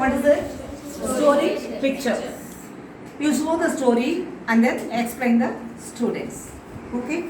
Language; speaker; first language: English; non-native, local second language; Tamil